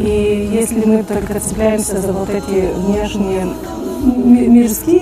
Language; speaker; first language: Russian; native; Russian